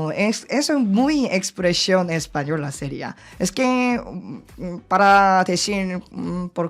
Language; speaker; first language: Spanish; non-native, learner; Korean